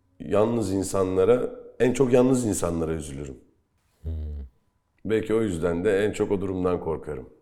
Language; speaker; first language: Turkish; native; Turkish